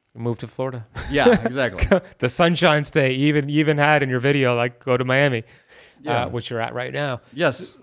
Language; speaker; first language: English; early bilingual, other home language; Persian